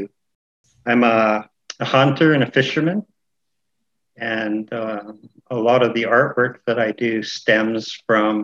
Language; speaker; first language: English; native; English